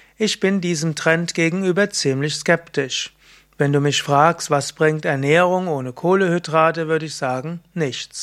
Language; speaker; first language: German; native; German